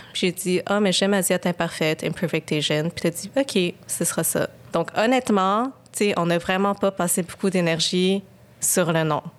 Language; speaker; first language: French; native; French